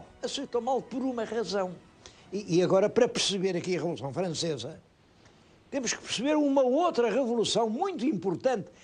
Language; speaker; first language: Portuguese; native; Portuguese